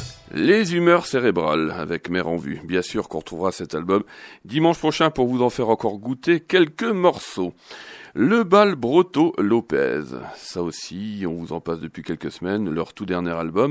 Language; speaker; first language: French; native; French